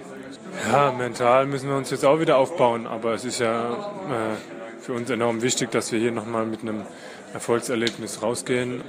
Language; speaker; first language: German; native; German